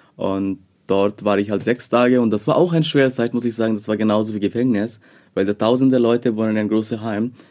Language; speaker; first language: German; non-native, fluent; Bangla